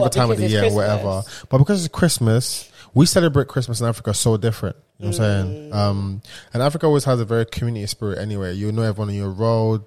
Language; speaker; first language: English; non-native, local second language; Yoruba